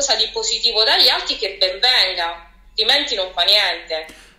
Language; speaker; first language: Italian; native; Italian